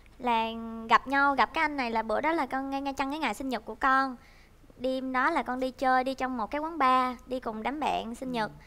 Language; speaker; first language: Vietnamese; native; Vietnamese